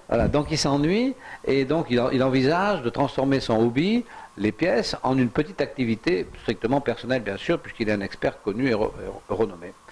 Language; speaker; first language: French; native; French